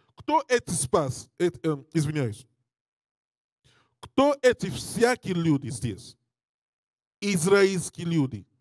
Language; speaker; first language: Russian; non-native, learner; English